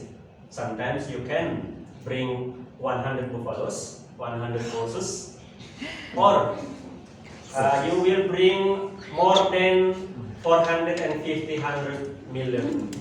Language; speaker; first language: English; non-native, learner; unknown